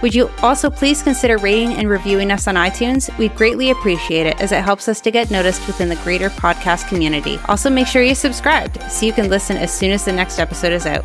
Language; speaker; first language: English; native; English